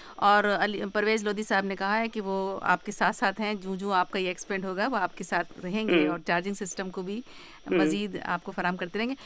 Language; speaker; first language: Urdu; native; Urdu